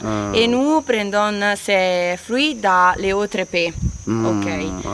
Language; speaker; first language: French; non-native, learner; Italian